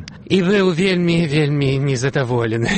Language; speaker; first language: Belarusian; early bilingual, heritage; Belarusian